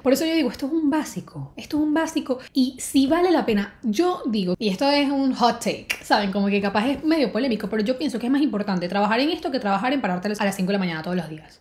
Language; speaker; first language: Spanish; native; Spanish